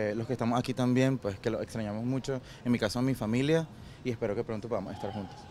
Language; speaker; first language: Spanish; native; Spanish